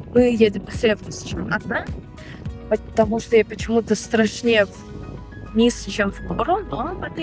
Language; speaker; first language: Russian; early bilingual, heritage; Russian